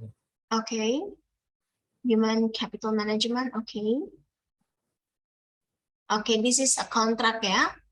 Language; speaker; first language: English; non-native, fluent; Indonesian